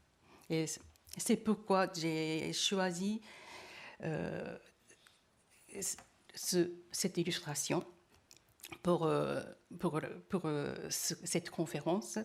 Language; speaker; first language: French; non-native, learner; Japanese